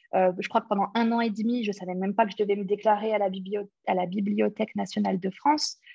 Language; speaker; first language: French; early bilingual, other home language; English